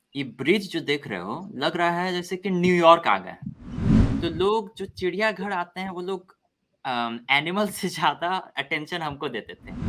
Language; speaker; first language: Hindi; early bilingual, other home language; Korean